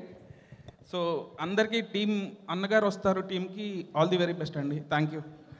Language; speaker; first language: Telugu; native; Telugu